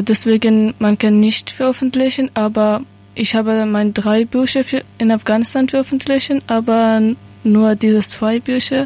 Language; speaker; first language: German; non-native, learner; Persian